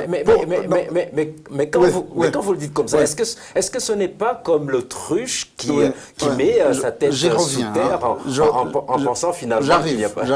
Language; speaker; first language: French; non-native, local second language; Rundi